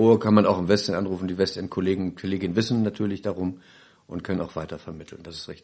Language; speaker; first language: German; native; German